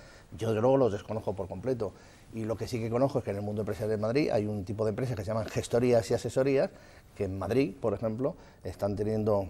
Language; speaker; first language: Spanish; native; Spanish